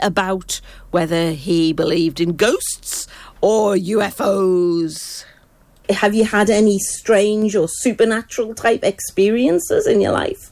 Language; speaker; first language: English; native; English